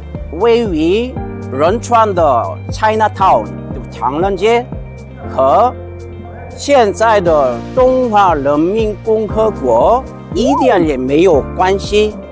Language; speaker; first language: Chinese; non-native, fluent; Korean